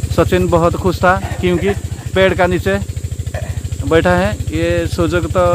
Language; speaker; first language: Hindi; non-native, local second language; Odia